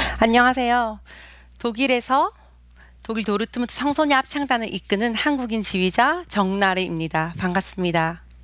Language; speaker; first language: Korean; native; Korean